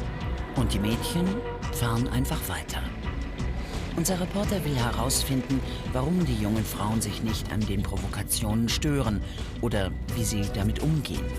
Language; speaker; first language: German; native; German